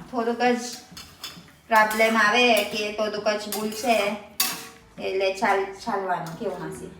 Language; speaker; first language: Gujarati; non-native, learner; Filipino